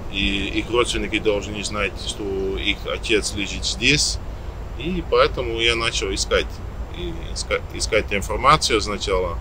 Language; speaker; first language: Russian; non-native, learner; Dutch